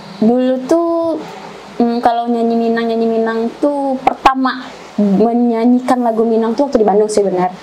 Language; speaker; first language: Indonesian; native; Indonesian